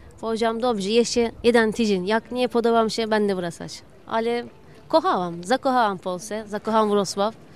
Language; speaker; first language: Polish; non-native, learner; Turkish